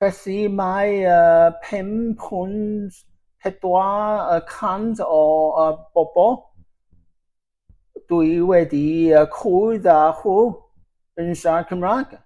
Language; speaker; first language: Welsh; non-native, learner; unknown